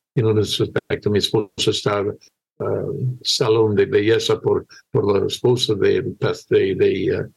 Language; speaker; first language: Spanish; non-native, fluent; English